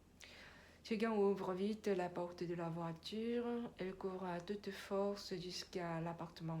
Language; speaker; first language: French; non-native, learner; Korean